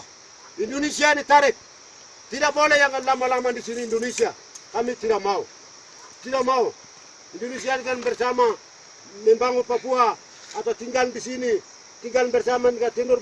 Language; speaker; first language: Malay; non-native, local second language; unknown